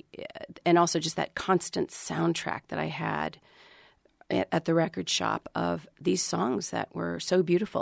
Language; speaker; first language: English; early bilingual, other home language; Spanish